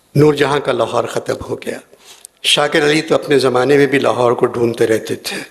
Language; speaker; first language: Urdu; native; Urdu